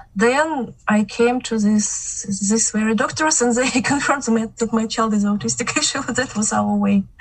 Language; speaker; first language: English; non-native, fluent; Kazakh